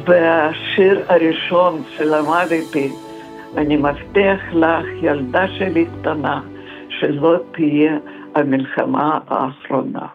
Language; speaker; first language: Hebrew; non-native, fluent; Russian